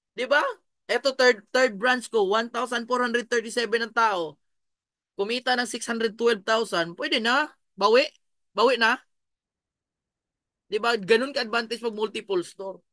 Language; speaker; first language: Filipino; non-native, local second language; Cebuano